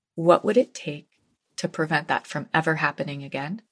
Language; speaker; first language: English; native; English